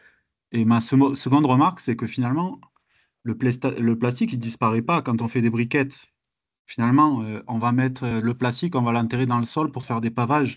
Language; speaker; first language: French; native; French